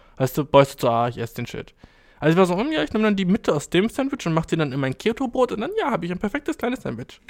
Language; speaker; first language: German; early bilingual, other home language; Albanian